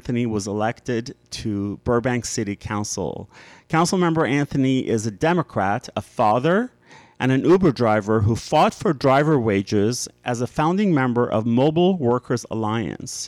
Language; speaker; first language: English; native; English